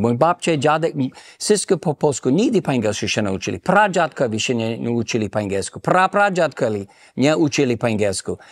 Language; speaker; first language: Polish; early bilingual, heritage; Polish